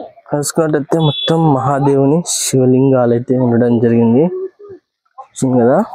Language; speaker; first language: Telugu; native; Telugu